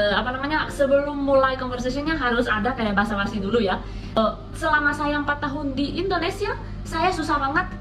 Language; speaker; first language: Indonesian; non-native, fluent; Spanish